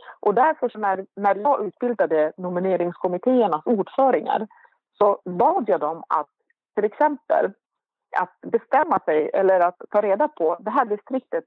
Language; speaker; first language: Swedish; non-native, fluent; Arabic